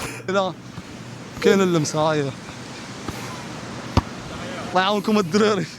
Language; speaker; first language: Arabic; native; Arabic